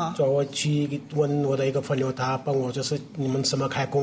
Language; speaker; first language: Chinese; non-native, learner; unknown